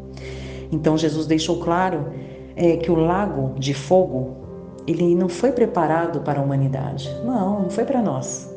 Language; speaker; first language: Portuguese; native; Portuguese